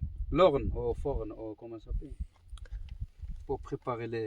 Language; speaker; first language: French; non-native, learner; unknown